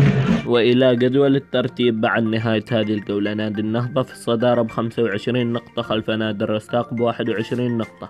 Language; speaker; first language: Arabic; native; Arabic